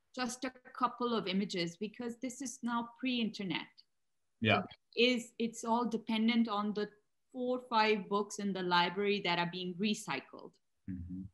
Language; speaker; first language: English; non-native, local second language; Urdu